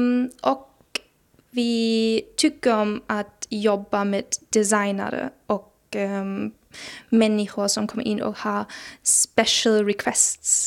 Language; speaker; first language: Swedish; non-native, learner; German